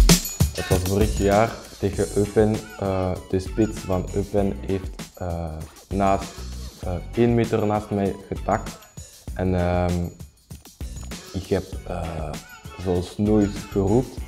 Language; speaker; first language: Dutch; non-native, local second language; French